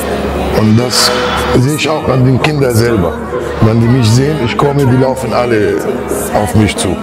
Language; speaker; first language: German; non-native, fluent; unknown